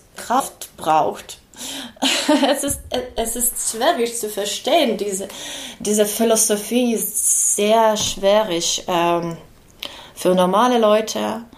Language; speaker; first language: German; non-native, fluent; Ukrainian